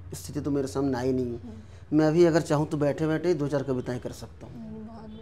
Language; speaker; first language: Hindi; non-native, local second language; Bangla